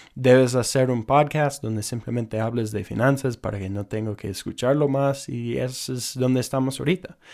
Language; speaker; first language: Spanish; non-native, fluent; English